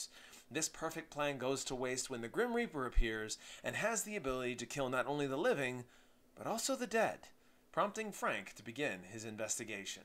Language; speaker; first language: English; native; English